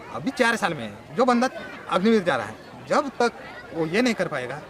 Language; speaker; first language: Hindi; non-native, local second language; Marathi